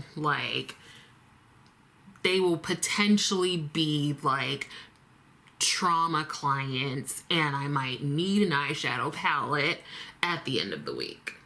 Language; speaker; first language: English; native; English